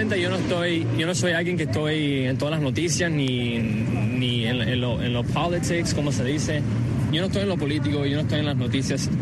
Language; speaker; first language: Spanish; early bilingual, heritage; Spanish